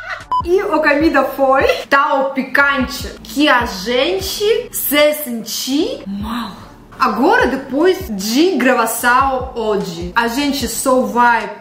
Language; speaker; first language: Portuguese; non-native, learner; Russian